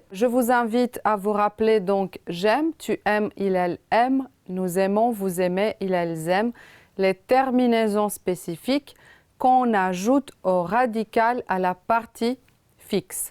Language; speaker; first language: French; non-native, fluent; Romanian